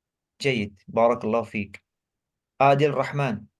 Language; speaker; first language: Arabic; non-native, fluent; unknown